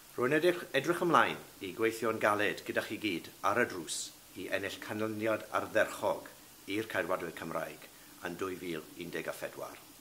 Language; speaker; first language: Welsh; non-native, local second language; English